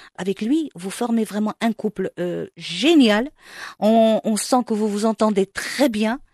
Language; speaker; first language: French; non-native, local second language; Arabic